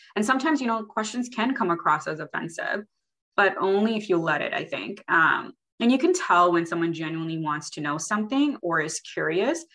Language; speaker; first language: English; early bilingual, other home language; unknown